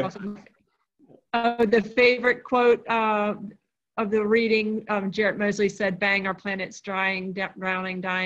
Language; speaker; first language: English; native; English